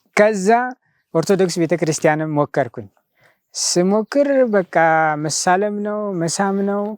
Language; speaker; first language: Amharic; early bilingual, heritage; Italian